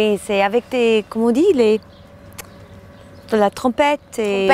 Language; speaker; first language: French; non-native, learner; German